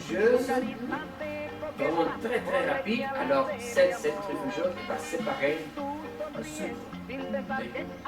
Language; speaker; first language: French; non-native, fluent; Spanish